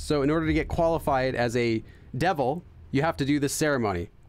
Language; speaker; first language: English; native; English